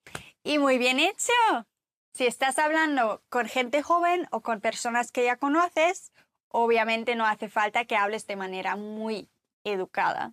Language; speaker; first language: Spanish; non-native, fluent; German